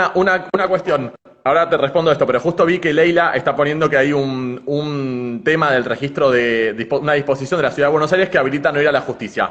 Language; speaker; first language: Spanish; native; Spanish